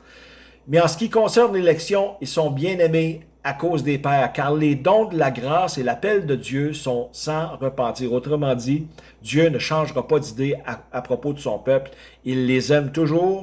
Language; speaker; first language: French; native; French